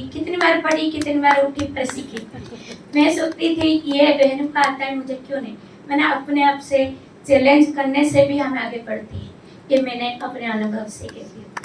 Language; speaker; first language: Hindi; non-native, local second language; Odia